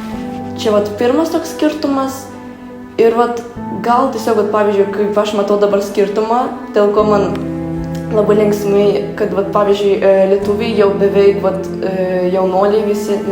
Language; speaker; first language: Lithuanian; non-native, learner; Ukrainian